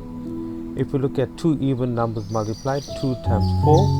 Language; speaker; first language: English; native; English